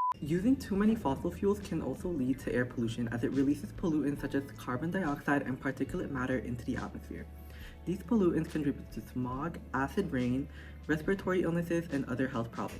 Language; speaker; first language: English; native; English